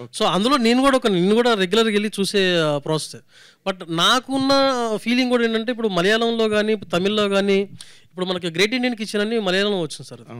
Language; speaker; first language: Telugu; native; Telugu